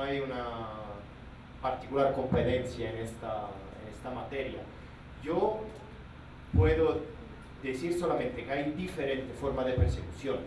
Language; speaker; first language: Spanish; non-native, fluent; Italian